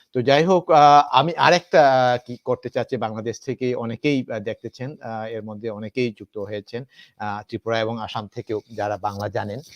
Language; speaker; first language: Bangla; non-native, local second language; Manipuri